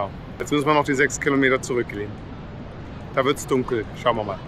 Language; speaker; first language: German; native; German